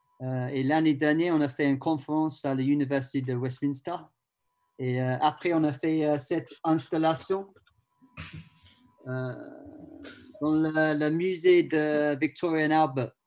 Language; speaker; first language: French; non-native, learner; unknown